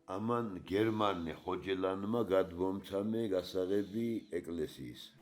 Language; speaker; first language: Georgian; non-native, local second language; Svan